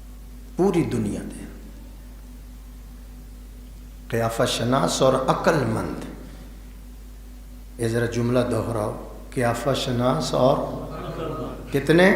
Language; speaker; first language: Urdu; non-native, local second language; Punjabi